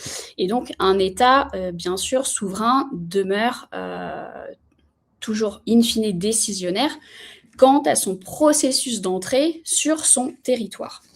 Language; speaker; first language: French; native; French